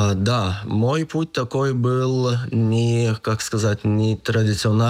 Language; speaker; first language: Russian; non-native, learner; Lithuanian